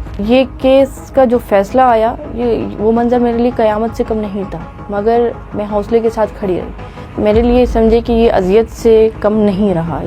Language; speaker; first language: Urdu; non-native, local second language; Sindhi